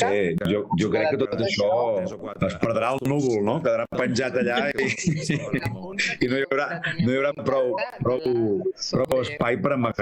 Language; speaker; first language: Catalan; native; Catalan